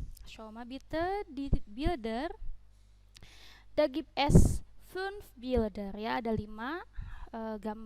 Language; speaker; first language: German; non-native, fluent; Indonesian